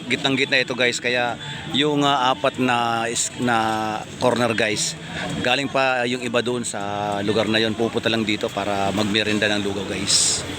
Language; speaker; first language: Filipino; native; Filipino